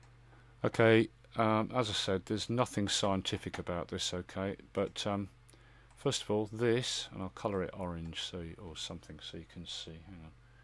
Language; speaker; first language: English; native; English